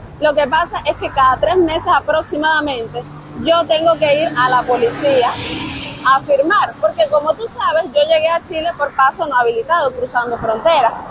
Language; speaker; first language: Spanish; native; Spanish